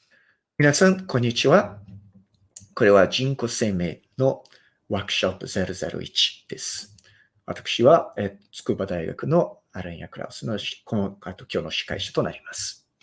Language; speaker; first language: Japanese; non-native, fluent; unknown